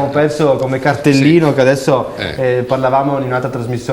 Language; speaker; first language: Italian; native; Italian